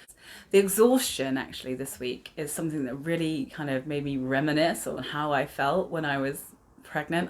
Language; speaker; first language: English; native; English